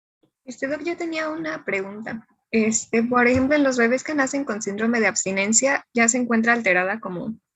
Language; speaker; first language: Spanish; native; Spanish